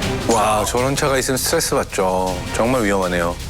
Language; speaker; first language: Korean; native; Korean